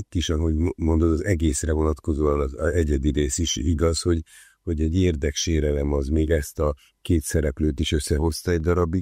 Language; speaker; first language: Hungarian; native; Hungarian